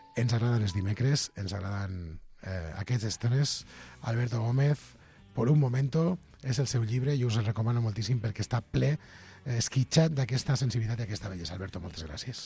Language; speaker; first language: Catalan; native; Catalan